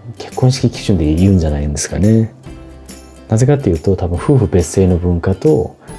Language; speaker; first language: Japanese; non-native, fluent; Korean